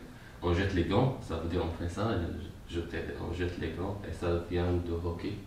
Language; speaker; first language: French; non-native, fluent; Arabic